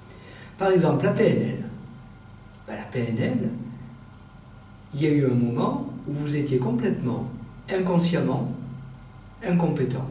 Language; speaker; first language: French; native; French